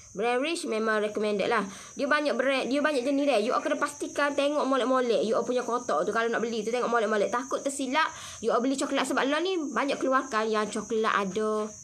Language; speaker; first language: Malay; native; Malay